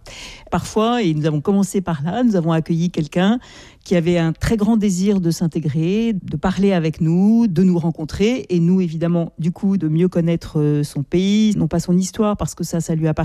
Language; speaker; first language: French; native; French